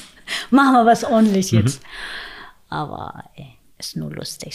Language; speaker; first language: German; non-native, fluent; Arabic